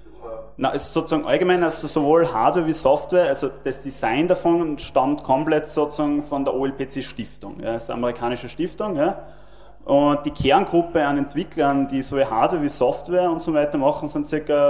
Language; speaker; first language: German; native; German